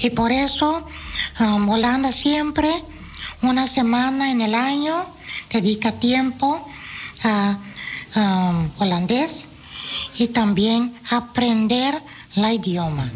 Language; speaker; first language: Spanish; non-native, fluent; Dutch